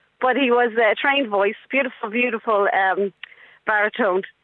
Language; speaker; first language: English; native; English